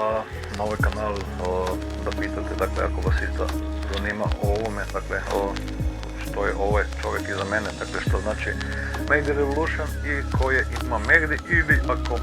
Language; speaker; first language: Croatian; native; Croatian